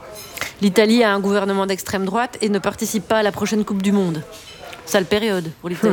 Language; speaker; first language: French; native; French